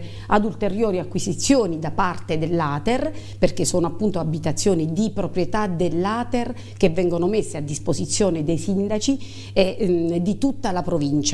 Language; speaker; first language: Italian; native; Italian